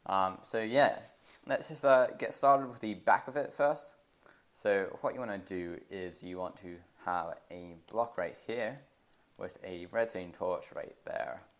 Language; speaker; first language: English; native; English